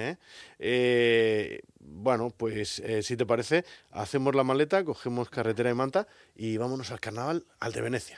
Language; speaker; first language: Spanish; native; Spanish